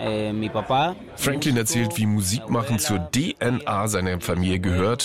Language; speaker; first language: German; native; German